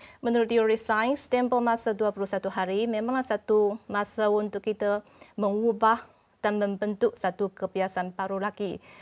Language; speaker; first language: Malay; non-native, fluent; Chinese